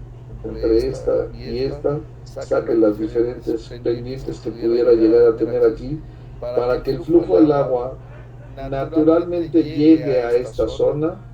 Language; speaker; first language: Spanish; native; Spanish